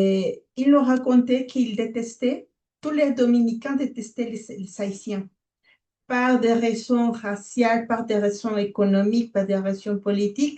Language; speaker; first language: French; non-native, fluent; Spanish